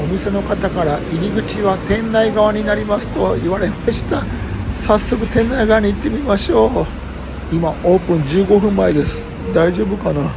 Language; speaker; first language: Japanese; native; Japanese